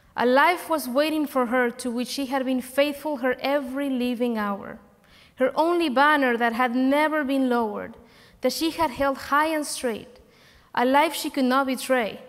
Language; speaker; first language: English; non-native, fluent; Spanish